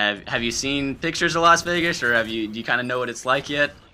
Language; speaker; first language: English; native; English